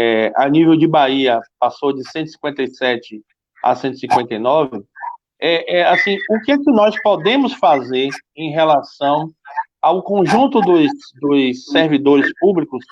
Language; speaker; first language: Portuguese; native; Portuguese